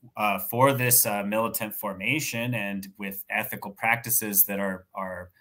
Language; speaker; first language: English; native; English